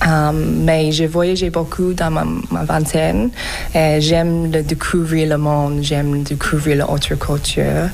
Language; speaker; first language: French; non-native, learner; English